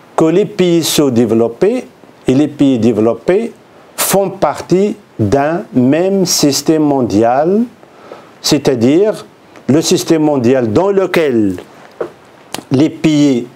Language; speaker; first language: French; non-native, local second language; Arabic